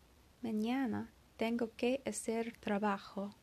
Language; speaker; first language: Spanish; non-native, learner; English